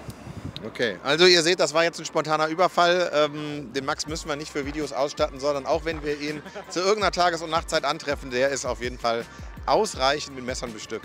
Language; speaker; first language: German; native; German